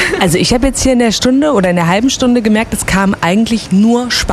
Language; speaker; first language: German; native; German